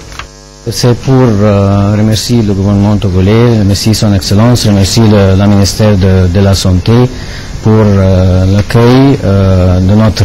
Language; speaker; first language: French; non-native, fluent; Arabic